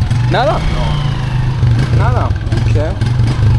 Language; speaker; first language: Spanish; non-native, learner; French